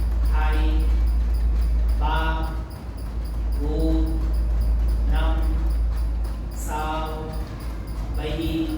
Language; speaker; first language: Vietnamese; non-native, learner; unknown